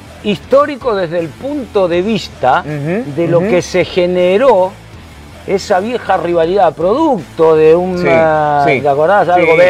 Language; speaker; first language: Spanish; native; Spanish